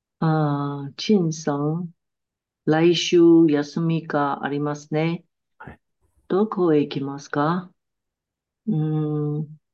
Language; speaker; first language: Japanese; non-native, learner; Chinese